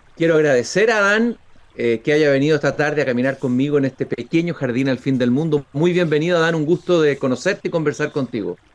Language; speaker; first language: Spanish; native; Spanish